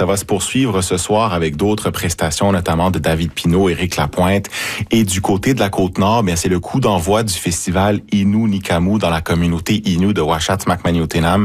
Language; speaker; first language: French; native; French